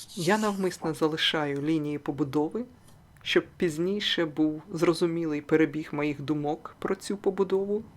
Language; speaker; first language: Ukrainian; non-native, local second language; Russian